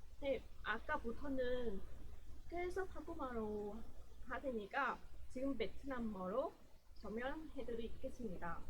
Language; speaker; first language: Korean; non-native, learner; Vietnamese